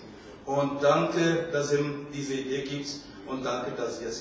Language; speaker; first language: German; non-native, fluent; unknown